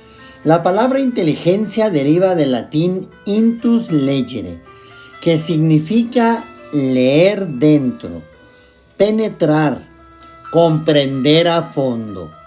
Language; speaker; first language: Spanish; native; Spanish